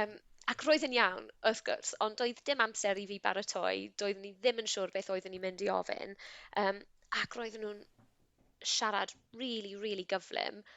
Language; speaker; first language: Welsh; non-native, local second language; English